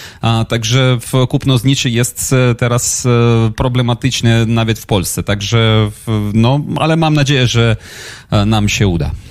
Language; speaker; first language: Polish; non-native, fluent; Ukrainian